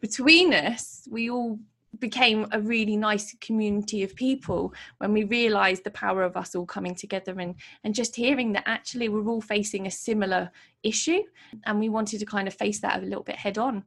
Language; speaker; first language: English; native; English